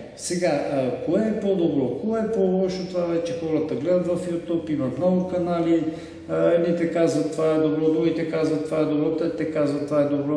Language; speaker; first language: Bulgarian; native; Bulgarian